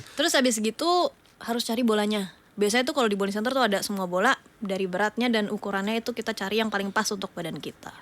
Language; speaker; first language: Indonesian; native; Indonesian